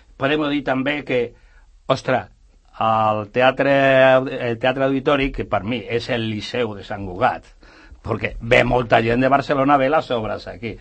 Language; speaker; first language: Catalan; native; Catalan